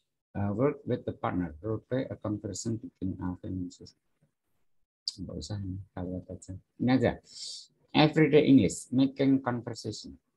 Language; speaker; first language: English; non-native, fluent; Indonesian